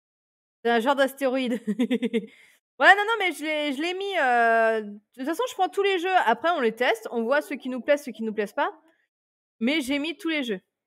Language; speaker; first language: French; native; French